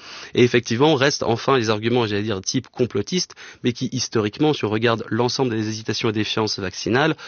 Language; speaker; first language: French; native; French